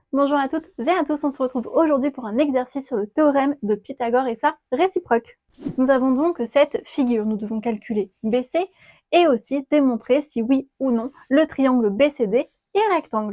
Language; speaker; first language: French; native; French